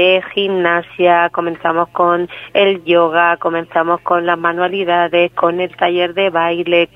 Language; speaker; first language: Spanish; native; Spanish